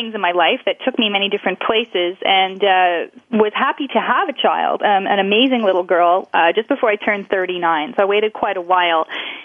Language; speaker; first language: English; native; English